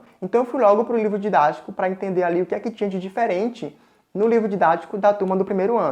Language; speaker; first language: Portuguese; native; Portuguese